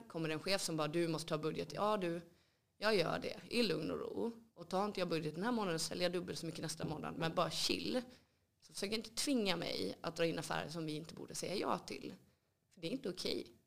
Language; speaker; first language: Swedish; native; Swedish